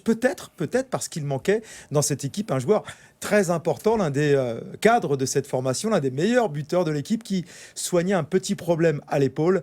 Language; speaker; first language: French; native; French